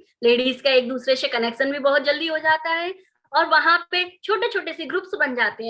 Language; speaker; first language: Hindi; native; Hindi